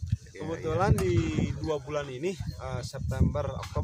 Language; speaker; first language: Indonesian; native; Indonesian